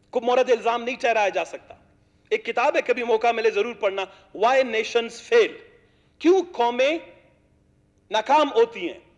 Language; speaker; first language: Urdu; non-native, local second language; Baluchi